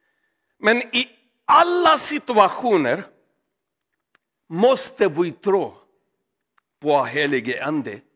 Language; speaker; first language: Swedish; non-native, learner; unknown